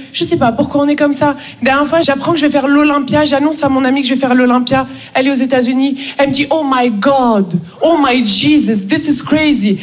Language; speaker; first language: French; native; French